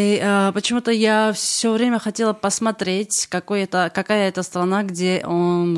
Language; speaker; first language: Russian; non-native, fluent; Georgian